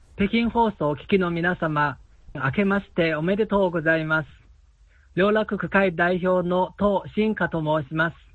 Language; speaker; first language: Japanese; non-native, fluent; Chinese